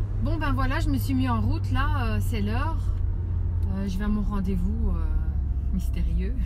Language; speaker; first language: French; native; French